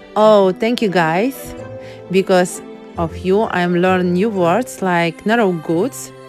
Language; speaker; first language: English; non-native, learner; Ukrainian